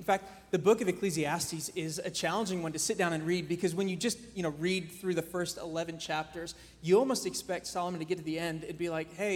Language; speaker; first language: English; native; English